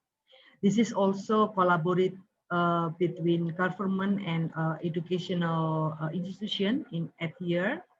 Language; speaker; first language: English; non-native, learner; Indonesian